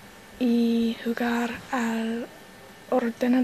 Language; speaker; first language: Spanish; non-native, learner; English